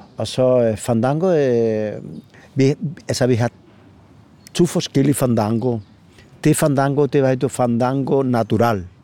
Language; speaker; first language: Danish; non-native, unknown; Spanish